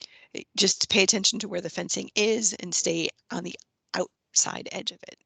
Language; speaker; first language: English; native; English